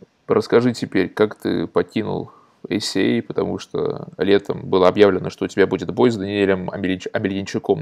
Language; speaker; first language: Russian; native; Russian